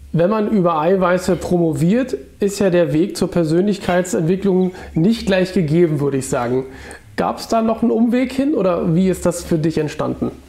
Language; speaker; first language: German; native; German